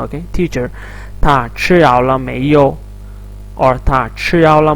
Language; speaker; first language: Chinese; non-native, fluent; Urdu